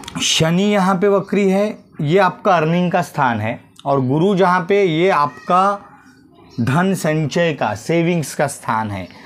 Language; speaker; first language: Hindi; non-native, local second language; Marathi